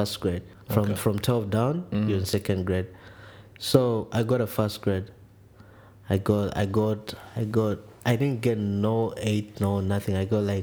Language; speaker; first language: English; non-native, local second language; Ganda